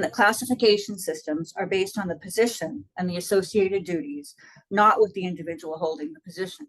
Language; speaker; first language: English; native; English